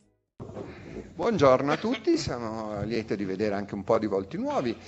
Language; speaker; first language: Italian; native; Italian